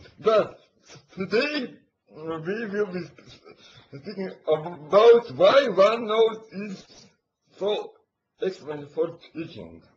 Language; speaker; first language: English; non-native, learner; Latvian